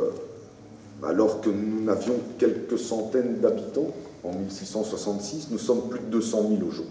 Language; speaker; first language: French; native; French